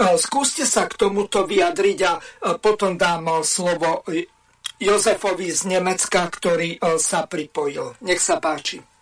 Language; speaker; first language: Slovak; native; Slovak